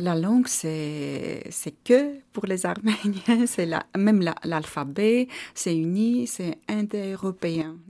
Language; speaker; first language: French; non-native, fluent; Armenian